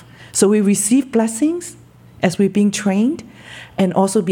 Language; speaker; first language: English; non-native, local second language; Cantonese